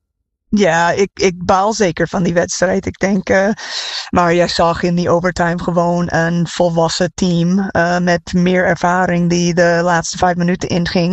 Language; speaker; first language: Dutch; non-native, fluent; English